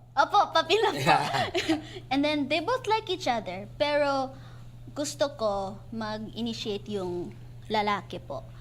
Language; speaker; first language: Filipino; early bilingual, heritage; Filipino